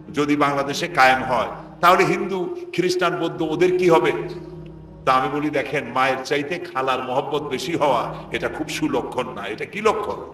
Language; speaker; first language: Bangla; native; Bangla